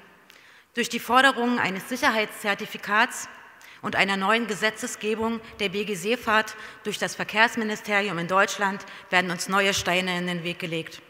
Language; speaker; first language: German; native; German